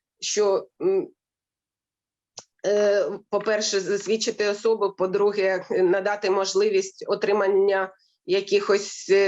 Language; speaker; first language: Ukrainian; native; Ukrainian